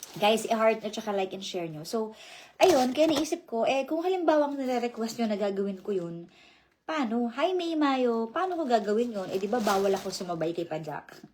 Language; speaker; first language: Filipino; native; Filipino